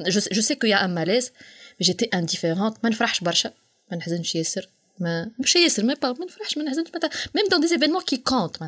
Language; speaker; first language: French; non-native, local second language; Arabic